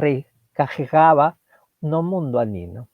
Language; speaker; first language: Portuguese; non-native, learner; Spanish